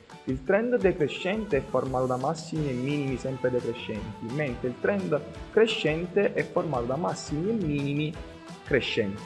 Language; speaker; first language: Italian; native; Italian